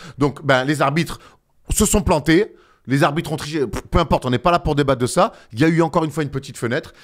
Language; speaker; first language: French; native; French